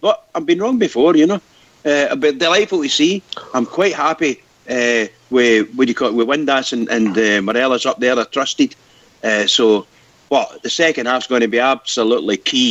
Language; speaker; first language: English; native; English